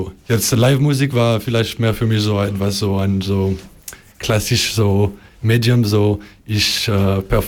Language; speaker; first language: German; non-native, learner; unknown